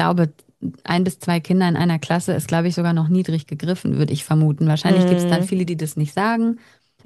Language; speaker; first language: German; native; German